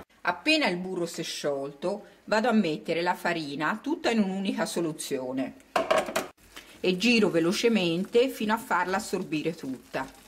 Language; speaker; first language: Italian; native; Italian